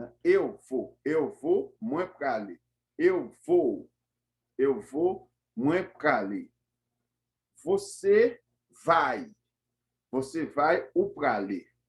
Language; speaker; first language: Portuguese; non-native, fluent; Haitian Creole